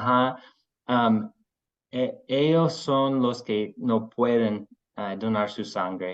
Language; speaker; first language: Spanish; non-native, fluent; English